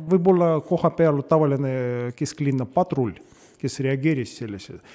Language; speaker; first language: Estonian; non-native, local second language; Russian